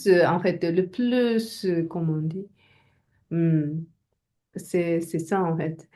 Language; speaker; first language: French; non-native, learner; Japanese